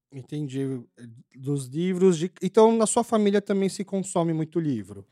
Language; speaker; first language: Portuguese; early bilingual, other home language; Korean